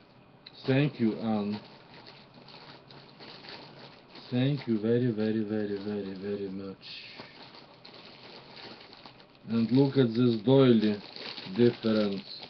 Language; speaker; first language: English; non-native, learner; Russian